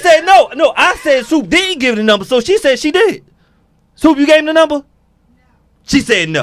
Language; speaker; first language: English; native; English